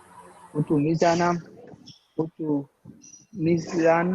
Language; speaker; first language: Persian; non-native, learner; Urdu